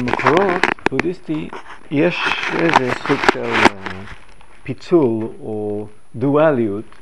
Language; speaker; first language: Hebrew; non-native, fluent; English